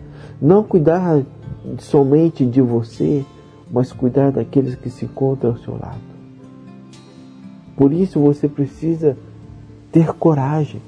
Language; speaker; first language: Portuguese; native; Portuguese